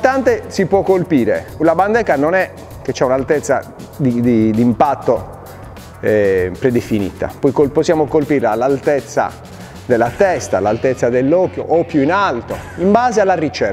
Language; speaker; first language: Italian; native; Italian